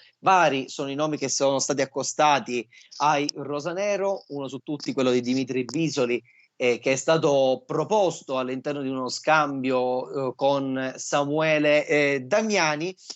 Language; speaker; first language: Italian; native; Italian